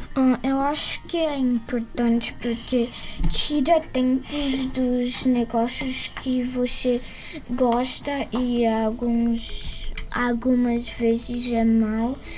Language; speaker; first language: Portuguese; early bilingual, heritage; Portuguese